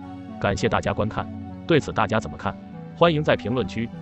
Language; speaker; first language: Chinese; native; Chinese